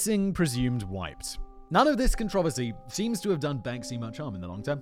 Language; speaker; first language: English; native; English